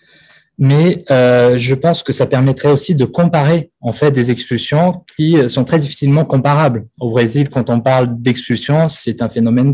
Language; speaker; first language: French; native; French